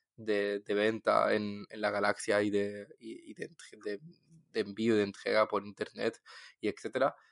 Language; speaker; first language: Spanish; non-native, fluent; French